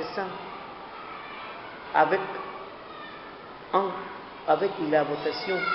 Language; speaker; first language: French; non-native, learner; Spanish